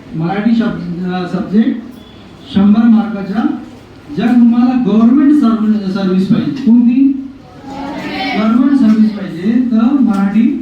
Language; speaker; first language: Marathi; non-native, local second language; Urdu